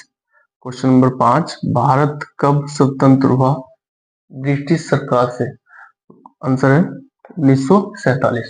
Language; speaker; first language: Hindi; native; Hindi